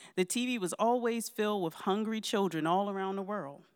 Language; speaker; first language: English; native; English